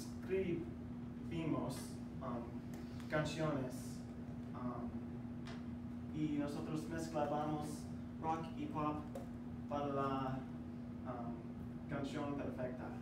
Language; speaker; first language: Spanish; non-native, learner; English